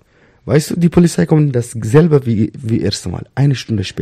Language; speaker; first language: German; non-native, learner; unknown